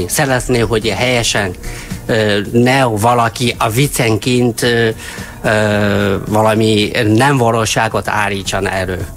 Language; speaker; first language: Hungarian; non-native, learner; Chinese